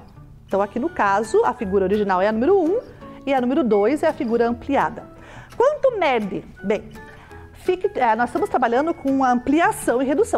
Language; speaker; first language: Portuguese; native; Portuguese